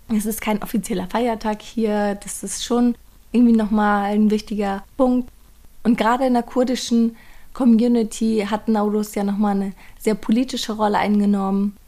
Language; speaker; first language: German; early bilingual, other home language; Persian